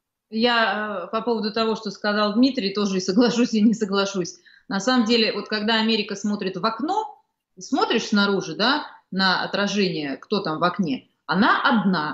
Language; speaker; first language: Russian; native; Russian